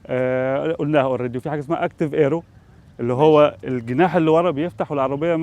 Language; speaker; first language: Arabic; native; Arabic